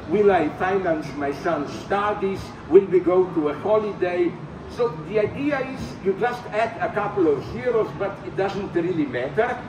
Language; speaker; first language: English; non-native, fluent; Slovenian